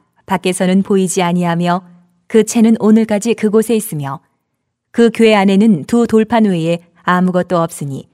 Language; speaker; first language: Korean; native; Korean